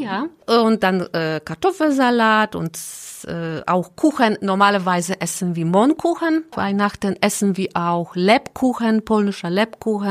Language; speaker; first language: German; non-native, learner; Polish